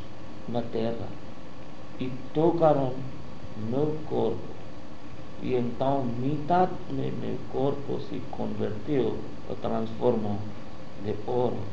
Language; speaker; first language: Portuguese; non-native, learner; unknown